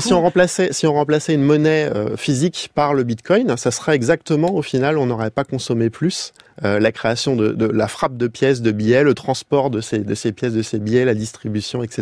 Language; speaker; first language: French; native; French